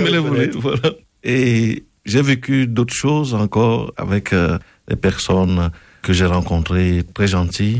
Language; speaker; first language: French; non-native, local second language; Ewe